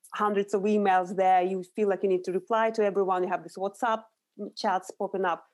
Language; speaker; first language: English; non-native, fluent; Russian